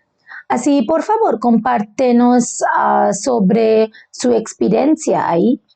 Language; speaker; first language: Spanish; non-native, learner; Bangla